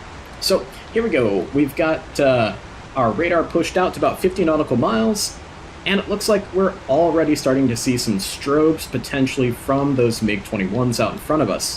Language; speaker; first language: English; native; English